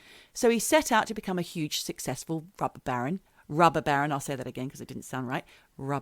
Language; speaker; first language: English; native; English